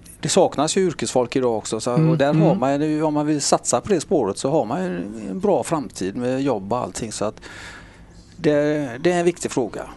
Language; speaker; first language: Swedish; native; Swedish